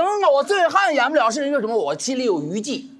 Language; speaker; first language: Chinese; native; Chinese